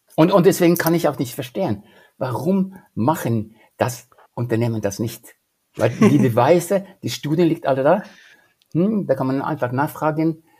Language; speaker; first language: German; non-native, fluent; Norwegian